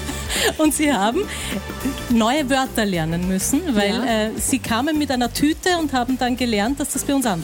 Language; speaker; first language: German; native; German